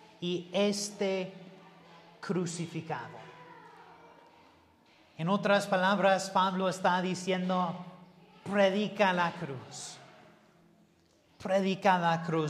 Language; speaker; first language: Spanish; non-native, learner; English